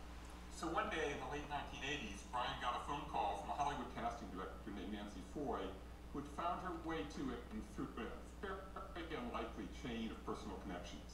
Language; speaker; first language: English; native; English